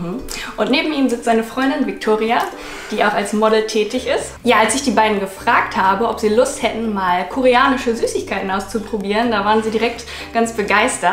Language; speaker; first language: German; native; German